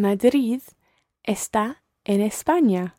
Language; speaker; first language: Spanish; non-native, learner; English